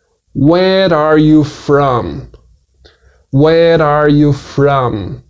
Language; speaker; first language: English; non-native, fluent; Portuguese